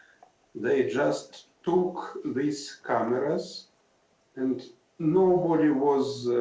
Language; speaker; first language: English; non-native, fluent; Ukrainian